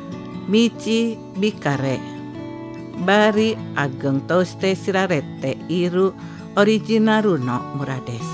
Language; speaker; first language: Japanese; non-native, fluent; Indonesian